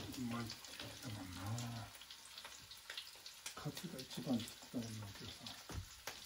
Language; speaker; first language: Japanese; native; Japanese